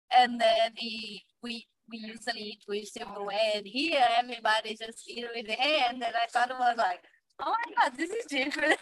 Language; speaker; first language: English; non-native, fluent; Portuguese